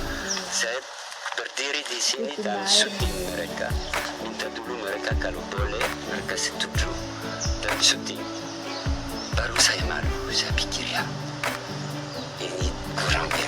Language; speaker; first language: Indonesian; non-native, learner; French